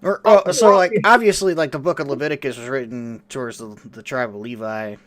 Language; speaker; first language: English; native; English